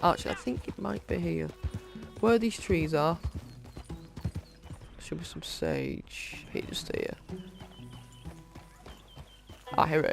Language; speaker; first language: English; native; English